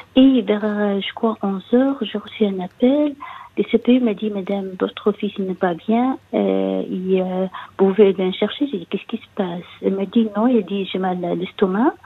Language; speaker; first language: French; non-native, local second language; Arabic